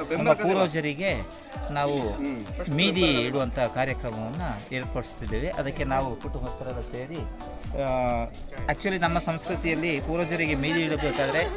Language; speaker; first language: Kannada; non-native, local second language; Kodava